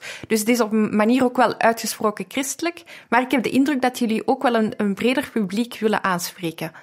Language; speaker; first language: Dutch; native; Dutch